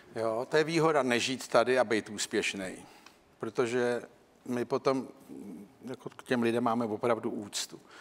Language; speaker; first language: Czech; native; Czech